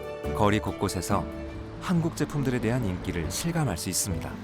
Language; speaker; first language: Korean; native; Korean